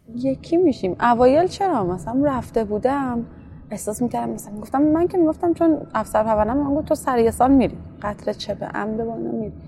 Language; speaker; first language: Persian; native; Persian